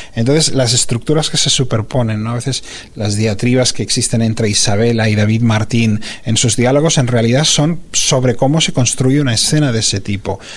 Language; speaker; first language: Spanish; native; Spanish